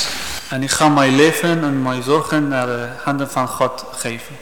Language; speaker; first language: Dutch; non-native, learner; Persian